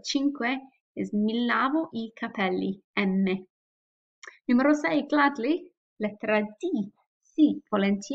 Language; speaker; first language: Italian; non-native, fluent; English